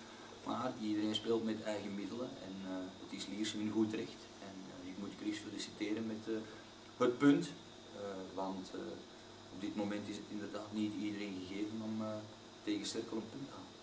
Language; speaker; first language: Dutch; native; Dutch